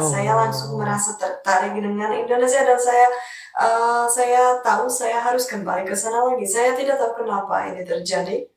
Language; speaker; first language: Indonesian; non-native, fluent; Czech